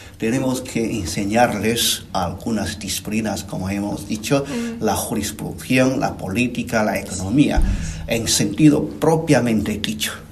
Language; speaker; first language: Spanish; non-native, fluent; Chinese